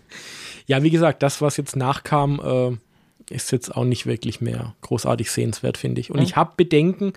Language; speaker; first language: German; native; German